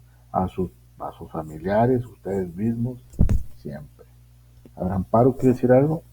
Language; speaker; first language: Spanish; native; Spanish